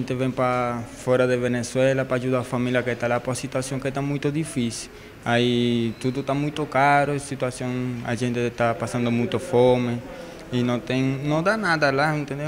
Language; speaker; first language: Portuguese; non-native, learner; Spanish